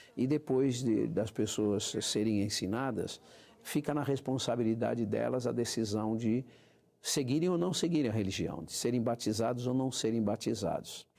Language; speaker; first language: Portuguese; native; Portuguese